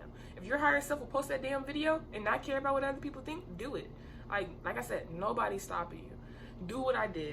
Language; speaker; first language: English; native; English